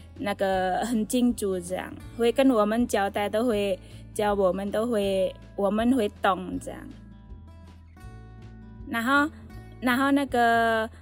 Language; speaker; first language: Chinese; non-native, learner; Indonesian